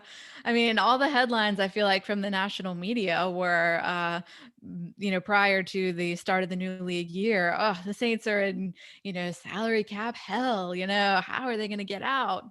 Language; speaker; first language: English; native; English